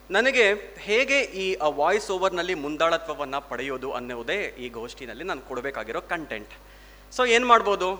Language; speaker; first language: Kannada; non-native, local second language; Telugu